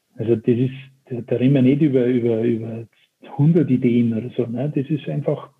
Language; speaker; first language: German; native; German